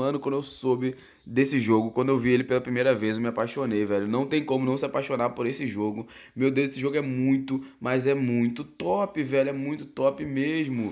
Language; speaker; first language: Portuguese; native; Portuguese